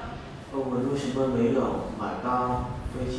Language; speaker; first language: Chinese; non-native, learner; Vietnamese